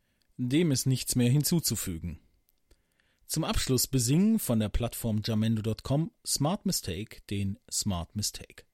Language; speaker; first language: German; native; German